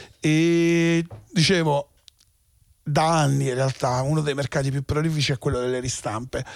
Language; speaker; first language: Italian; native; Italian